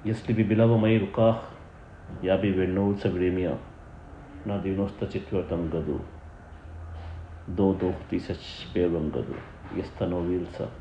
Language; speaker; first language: Russian; non-native, learner; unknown